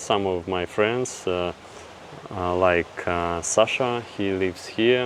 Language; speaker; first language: English; non-native, fluent; Russian